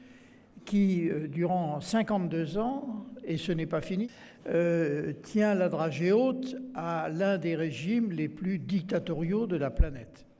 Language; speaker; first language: French; native; French